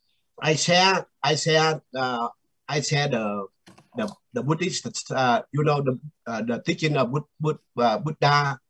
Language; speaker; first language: English; non-native, learner; Vietnamese